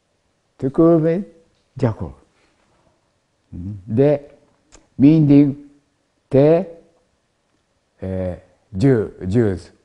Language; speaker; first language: Hungarian; non-native, learner; Japanese